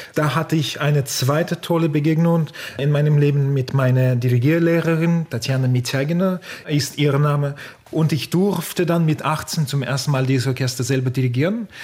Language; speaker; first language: German; non-native, fluent; Russian